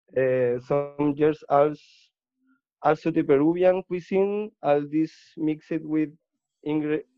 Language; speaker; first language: English; non-native, learner; Spanish